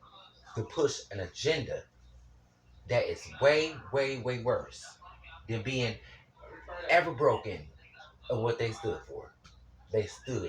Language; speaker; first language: English; native; English